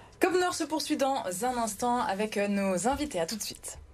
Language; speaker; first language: French; native; French